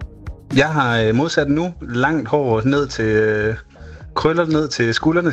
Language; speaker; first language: Danish; native; Danish